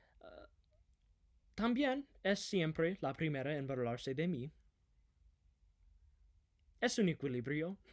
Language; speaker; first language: Spanish; non-native, learner; English